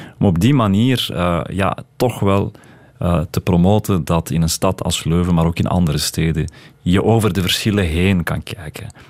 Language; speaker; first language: Dutch; early bilingual, other home language; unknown